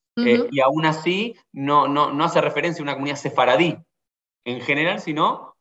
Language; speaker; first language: Spanish; native; Spanish